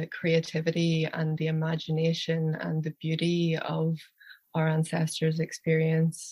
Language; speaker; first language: English; native; English